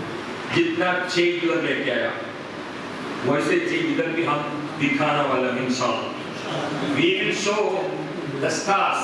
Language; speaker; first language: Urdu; non-native, local second language; Malayalam